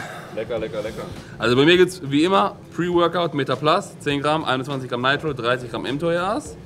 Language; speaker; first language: German; native; German